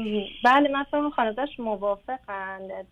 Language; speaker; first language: Persian; native; Persian